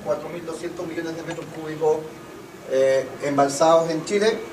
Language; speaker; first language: Spanish; native; Spanish